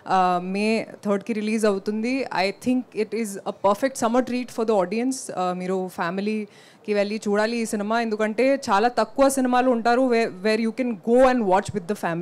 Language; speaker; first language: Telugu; non-native, local second language; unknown